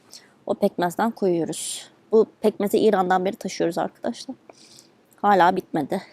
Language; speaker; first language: Turkish; native; Turkish